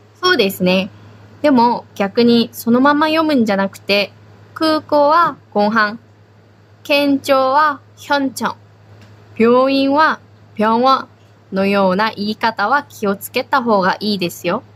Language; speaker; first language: Japanese; non-native, fluent; Chinese